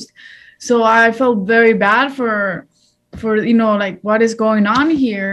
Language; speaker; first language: English; early bilingual, other home language; Spanish